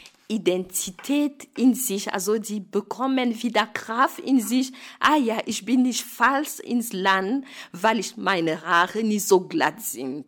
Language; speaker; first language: German; non-native, fluent; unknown